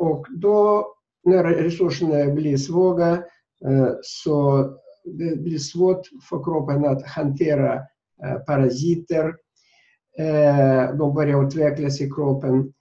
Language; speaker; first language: Swedish; non-native, fluent; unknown